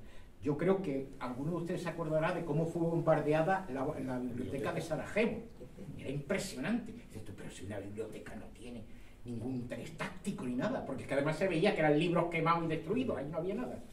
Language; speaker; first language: Spanish; native; Spanish